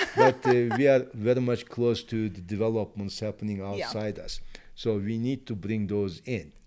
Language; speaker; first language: English; non-native, fluent; Turkish